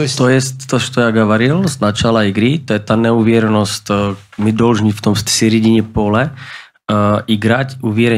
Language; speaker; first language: Russian; non-native, fluent; Czech